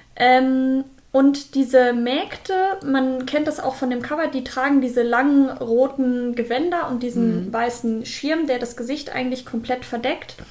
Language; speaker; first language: German; native; German